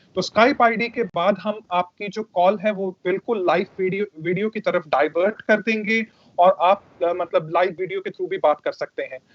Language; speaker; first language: Hindi; native; Hindi